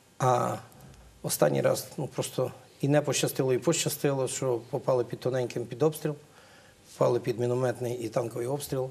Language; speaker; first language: Ukrainian; native; Ukrainian